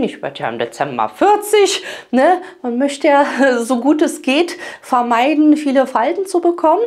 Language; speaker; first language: German; early bilingual, other home language; Polish